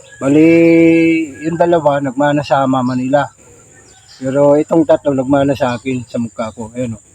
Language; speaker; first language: Filipino; native; Filipino